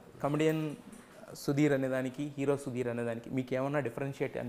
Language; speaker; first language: Telugu; native; Telugu